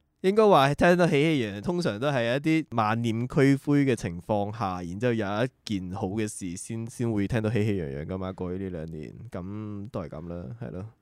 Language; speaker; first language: Cantonese; native; Cantonese